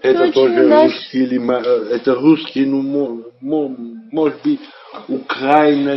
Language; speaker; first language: Russian; non-native, learner; Bulgarian